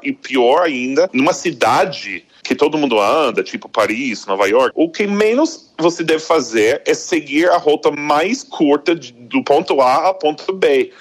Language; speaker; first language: Portuguese; non-native, fluent; English